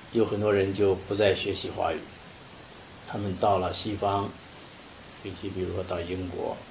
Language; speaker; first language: Chinese; native; Chinese